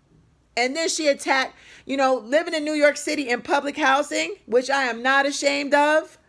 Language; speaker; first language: English; native; English